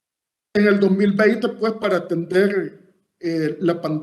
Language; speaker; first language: Spanish; native; Spanish